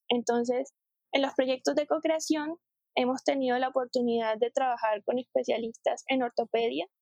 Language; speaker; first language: Spanish; native; Spanish